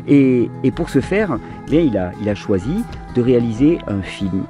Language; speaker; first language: French; native; French